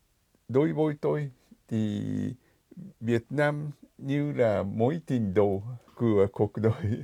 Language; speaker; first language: Vietnamese; non-native, fluent; Japanese